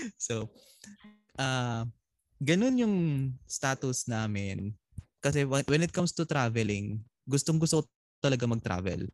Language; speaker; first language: Filipino; non-native, local second language; Bikol